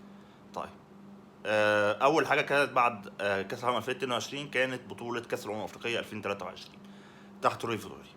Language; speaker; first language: Arabic; native; Arabic